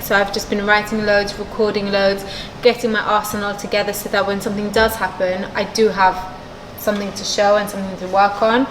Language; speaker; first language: English; non-native, local second language; Maltese